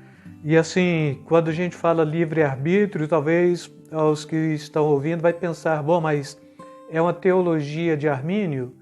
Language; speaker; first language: Portuguese; native; Portuguese